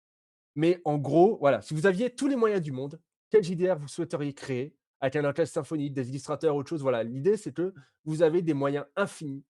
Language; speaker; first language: French; native; French